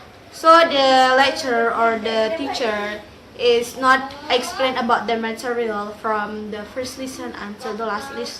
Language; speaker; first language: English; non-native, learner; Indonesian